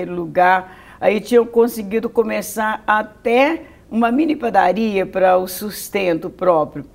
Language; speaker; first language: Portuguese; native; Portuguese